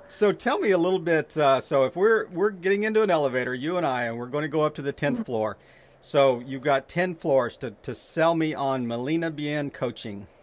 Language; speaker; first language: English; native; English